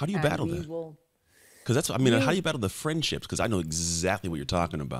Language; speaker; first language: English; native; English